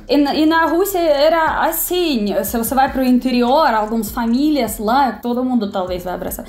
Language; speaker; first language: Portuguese; non-native, fluent; Russian